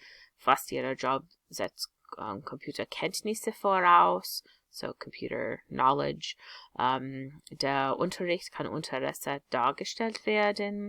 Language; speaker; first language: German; non-native, fluent; English